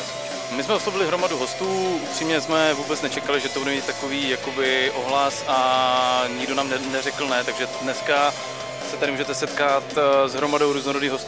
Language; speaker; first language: Czech; native; Czech